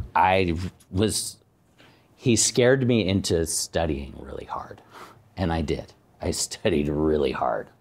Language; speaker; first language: English; native; English